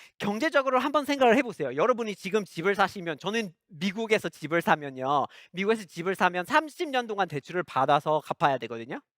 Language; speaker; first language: Korean; non-native, fluent; English